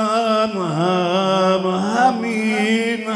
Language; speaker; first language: Persian; native; Persian